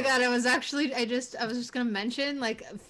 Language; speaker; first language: English; native; English